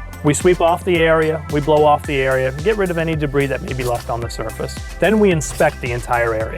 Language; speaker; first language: English; native; English